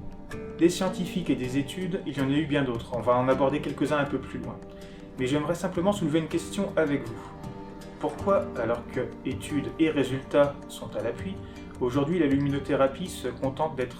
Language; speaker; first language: French; native; French